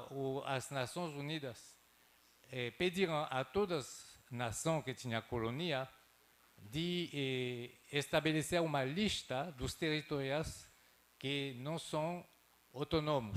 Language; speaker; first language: Portuguese; non-native, fluent; French